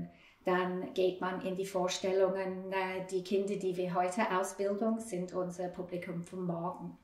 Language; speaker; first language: German; non-native, fluent; English